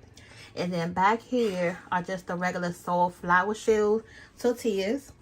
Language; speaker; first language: English; native; English